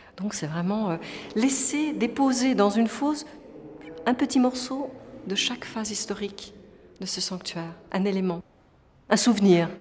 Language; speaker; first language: French; non-native, fluent; Italian